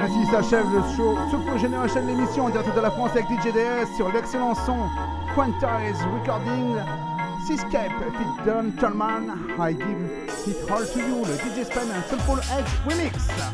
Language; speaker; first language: French; native; French